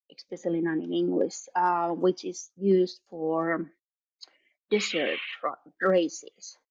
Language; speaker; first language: English; non-native, fluent; Finnish